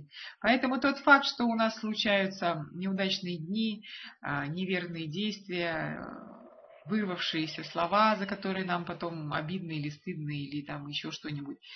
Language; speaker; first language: Russian; native; Russian